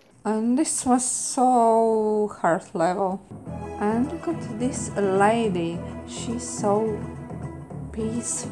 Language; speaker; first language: English; non-native, fluent; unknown